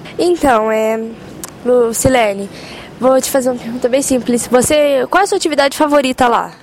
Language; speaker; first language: Portuguese; native; Portuguese